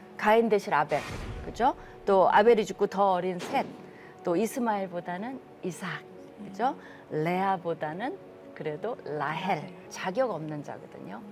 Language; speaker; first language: Korean; native; Korean